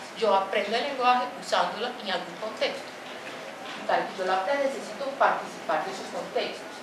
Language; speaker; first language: Spanish; non-native, fluent; Portuguese